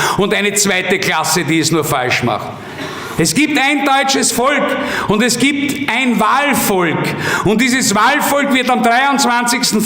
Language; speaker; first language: German; native; German